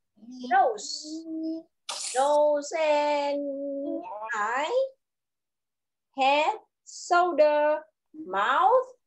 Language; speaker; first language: English; non-native, learner; Vietnamese